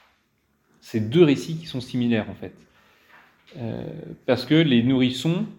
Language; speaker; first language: French; native; French